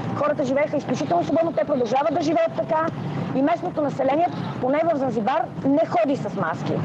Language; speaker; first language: Bulgarian; native; Bulgarian